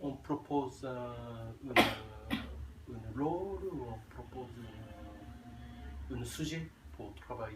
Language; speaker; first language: French; non-native, fluent; Japanese